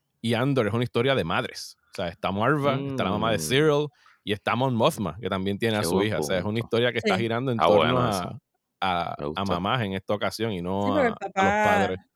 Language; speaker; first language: Spanish; native; Spanish